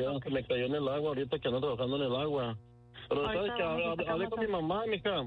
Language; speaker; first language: Spanish; native; Spanish